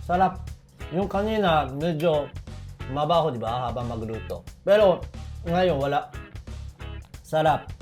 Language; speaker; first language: Filipino; non-native, learner; Japanese